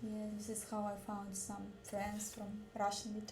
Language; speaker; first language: English; non-native, learner; Russian